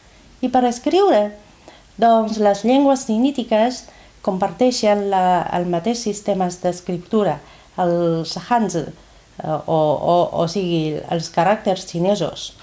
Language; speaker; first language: Catalan; non-native, fluent; Chinese